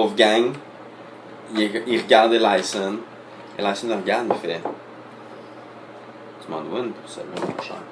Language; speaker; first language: French; native; French